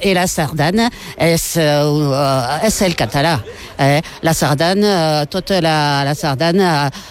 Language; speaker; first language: Catalan; non-native, local second language; French